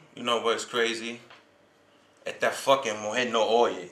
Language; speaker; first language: English; native; English